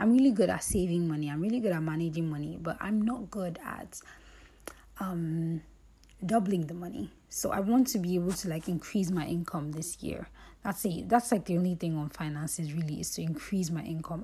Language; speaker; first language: English; non-native, local second language; Yoruba